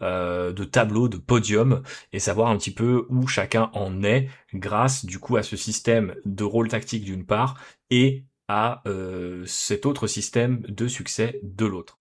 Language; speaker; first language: French; native; French